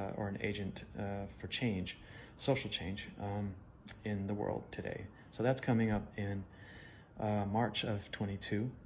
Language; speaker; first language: English; native; English